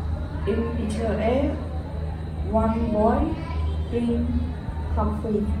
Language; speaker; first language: English; non-native, learner; Khmer